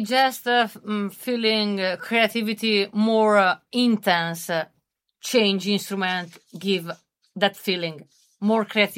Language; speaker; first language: English; non-native, learner; Italian